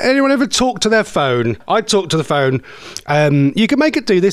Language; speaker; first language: English; native; English